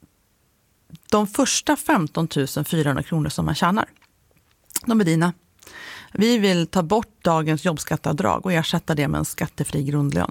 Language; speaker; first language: Swedish; native; Swedish